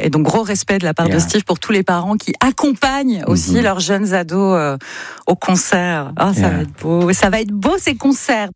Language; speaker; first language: French; native; French